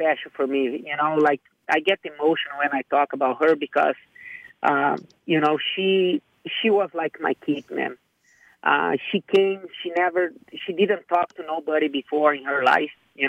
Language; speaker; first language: English; non-native, fluent; Portuguese